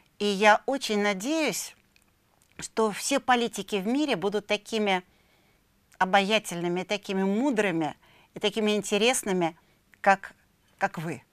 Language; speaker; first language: Russian; native; Russian